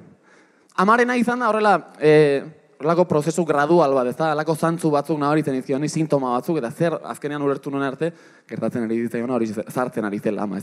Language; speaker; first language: Basque; native; Basque